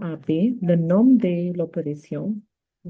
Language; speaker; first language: French; non-native, learner; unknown